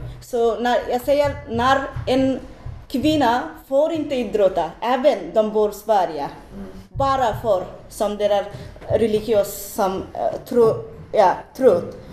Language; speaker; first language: Swedish; non-native, learner; Bangla